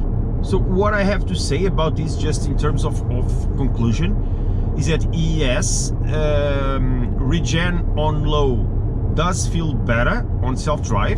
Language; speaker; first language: English; non-native, fluent; Portuguese